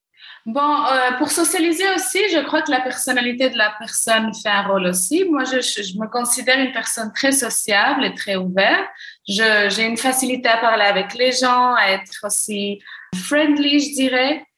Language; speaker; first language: French; non-native, local second language; Arabic